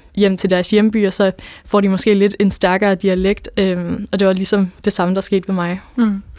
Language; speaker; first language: Danish; native; Danish